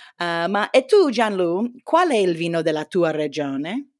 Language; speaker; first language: Italian; non-native, learner; English